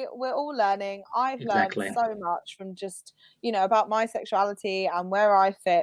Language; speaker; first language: English; native; English